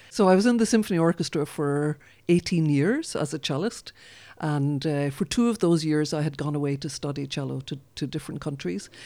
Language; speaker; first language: English; non-native, local second language; Irish